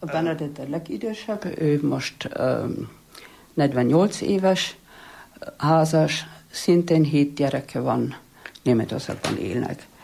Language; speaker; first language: Hungarian; non-native, fluent; German